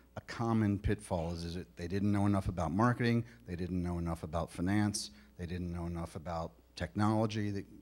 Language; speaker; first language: English; native; English